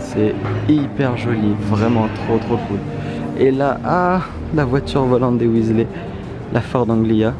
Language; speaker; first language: French; native; French